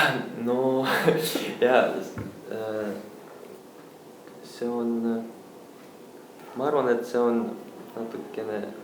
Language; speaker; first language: Estonian; non-native, local second language; Russian